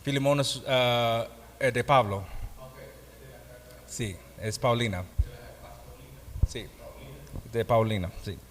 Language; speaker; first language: Spanish; non-native, fluent; English